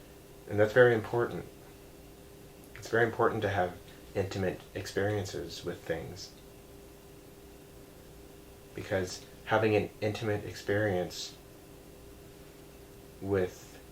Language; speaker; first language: English; native; English